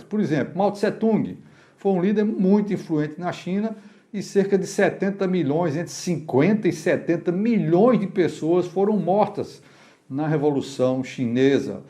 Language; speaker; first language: Portuguese; native; Portuguese